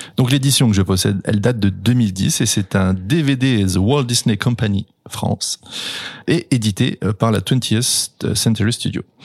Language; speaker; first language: French; native; French